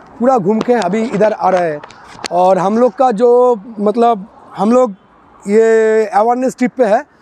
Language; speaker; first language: Hindi; non-native, local second language; Bangla